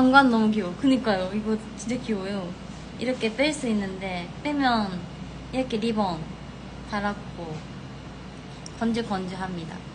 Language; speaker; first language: Korean; non-native, fluent; Japanese